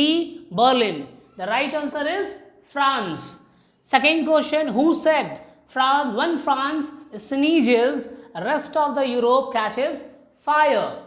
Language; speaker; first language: English; non-native, local second language; Hindi